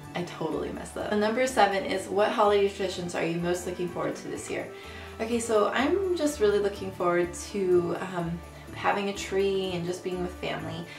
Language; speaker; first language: English; native; English